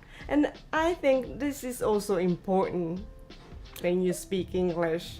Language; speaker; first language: English; non-native, learner; Japanese